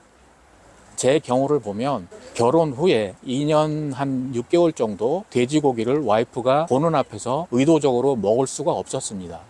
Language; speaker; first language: Korean; native; Korean